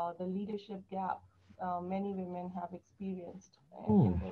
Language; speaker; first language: English; non-native, local second language; Hindi